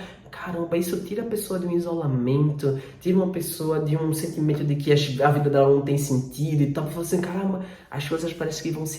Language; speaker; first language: Portuguese; native; Portuguese